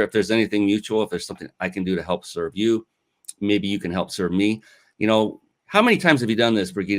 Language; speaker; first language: English; native; English